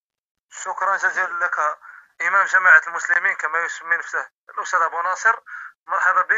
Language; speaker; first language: Arabic; native; Arabic